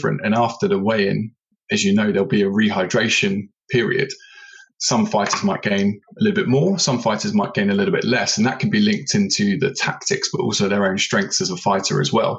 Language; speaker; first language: English; native; English